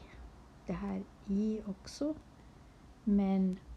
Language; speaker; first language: Swedish; non-native, local second language; Kurdish